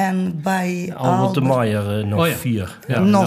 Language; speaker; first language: Dutch; non-native, learner; Ukrainian